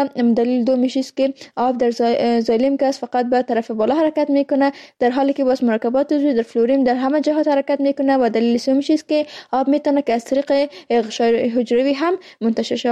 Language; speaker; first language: Persian; native; Persian